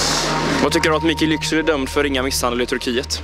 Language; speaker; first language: Swedish; native; Swedish